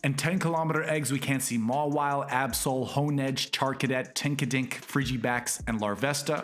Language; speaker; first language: English; native; English